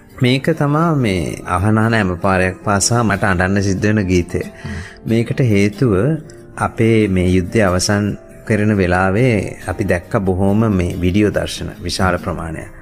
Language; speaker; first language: Sinhala; non-native, local second language; Tamil